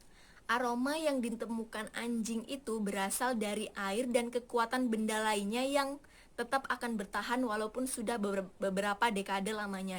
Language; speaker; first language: Indonesian; native; Indonesian